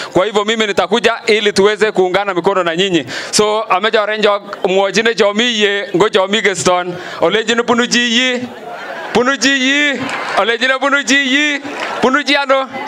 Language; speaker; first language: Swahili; non-native, local second language; Kalenjin